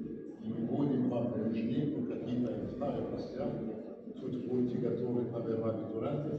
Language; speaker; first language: Russian; non-native, fluent; Arabic